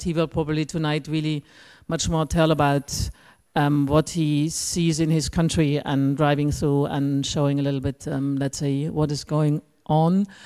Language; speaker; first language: English; non-native, fluent; German